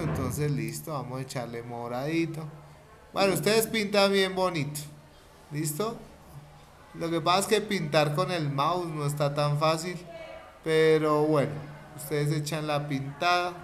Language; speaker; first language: Spanish; native; Spanish